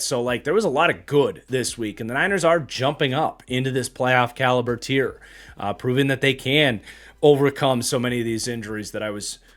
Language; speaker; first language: English; native; English